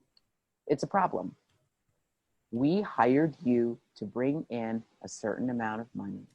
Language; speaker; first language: English; native; English